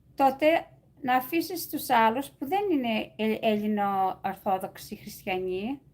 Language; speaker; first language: Greek; early bilingual, other home language; English